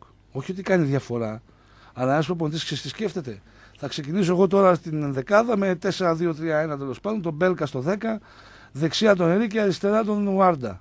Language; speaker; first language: Greek; native; Greek